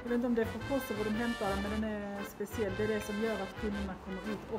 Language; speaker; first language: Swedish; native; Swedish